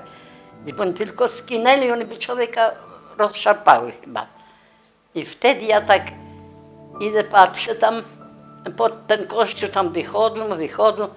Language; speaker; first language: Polish; non-native, local second language; Kashubian